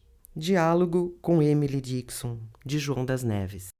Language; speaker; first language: Portuguese; native; Portuguese